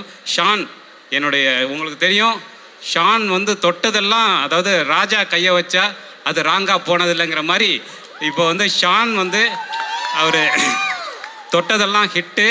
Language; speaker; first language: Tamil; native; Tamil